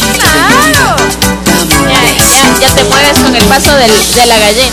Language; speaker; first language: Spanish; native; Spanish